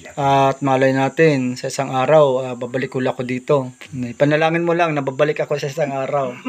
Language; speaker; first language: Filipino; non-native, local second language; Bikol